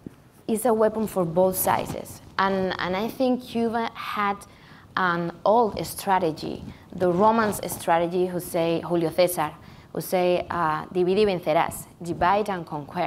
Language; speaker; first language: English; non-native, learner; Spanish